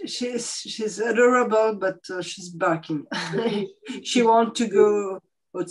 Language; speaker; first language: English; non-native, fluent; French